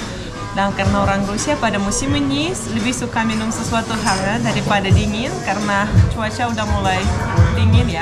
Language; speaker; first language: Indonesian; non-native, fluent; Russian